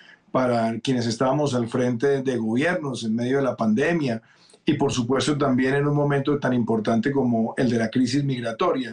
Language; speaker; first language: Spanish; native; Spanish